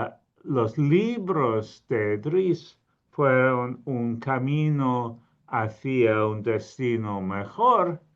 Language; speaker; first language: Spanish; non-native, fluent; English